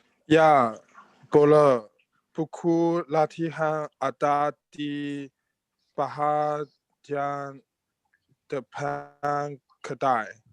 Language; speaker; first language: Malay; non-native, learner; Chinese